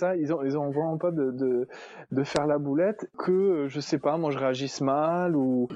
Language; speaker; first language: French; native; French